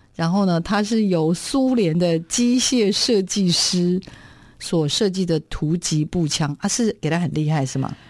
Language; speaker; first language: Chinese; native; Chinese